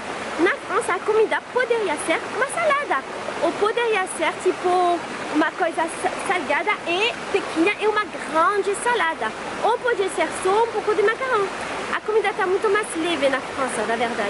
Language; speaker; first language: Portuguese; non-native, fluent; French